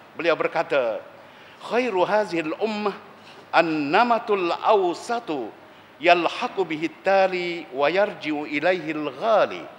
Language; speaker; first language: Malay; native; Malay